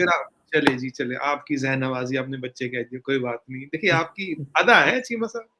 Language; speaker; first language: Hindi; native; Hindi